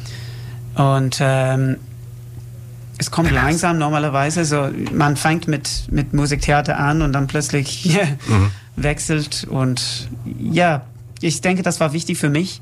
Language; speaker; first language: German; non-native, learner; English